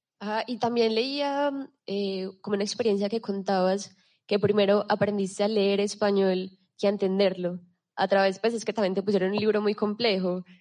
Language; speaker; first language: Spanish; native; Spanish